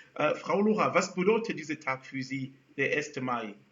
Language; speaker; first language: German; non-native, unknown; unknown